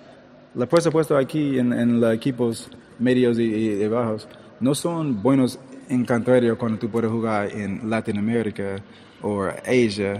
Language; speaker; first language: Spanish; early bilingual, heritage; English